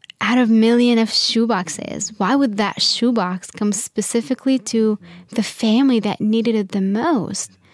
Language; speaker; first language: English; non-native, fluent; Arabic